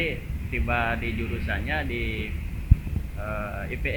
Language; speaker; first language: Indonesian; native; Indonesian